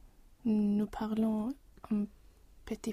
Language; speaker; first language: French; non-native, learner; Swedish